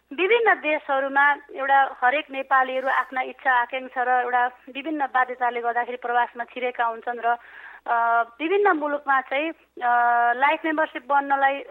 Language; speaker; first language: Nepali; native; Nepali